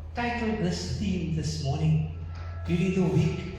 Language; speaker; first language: English; non-native, local second language; Afrikaans